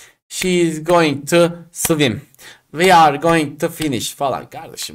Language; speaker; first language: English; non-native, fluent; Turkish